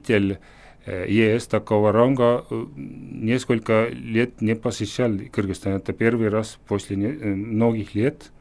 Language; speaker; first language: Russian; non-native, fluent; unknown